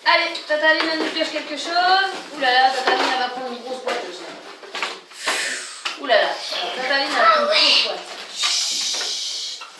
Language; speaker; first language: French; native; French